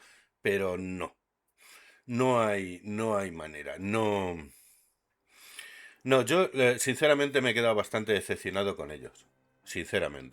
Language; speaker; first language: Spanish; native; Spanish